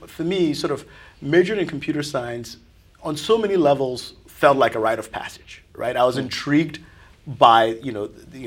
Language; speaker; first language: English; non-native, local second language; Akan